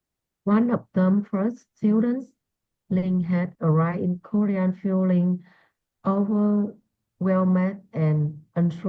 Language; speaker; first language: English; non-native, learner; Vietnamese